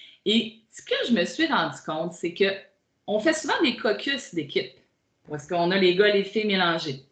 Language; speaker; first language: French; native; French